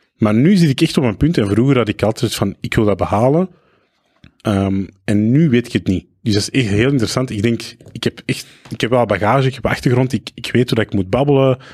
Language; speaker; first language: Dutch; early bilingual, other home language; Arabic